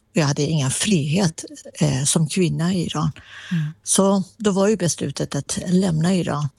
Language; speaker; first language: Swedish; non-native, fluent; Persian